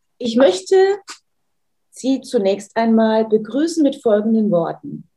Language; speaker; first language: German; native; German